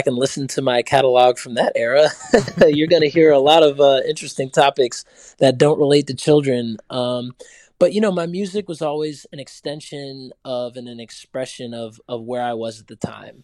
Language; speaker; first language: English; native; English